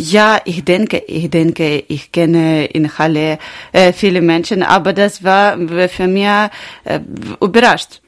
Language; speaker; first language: German; non-native, learner; Ukrainian